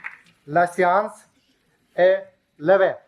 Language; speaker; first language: French; non-native, learner; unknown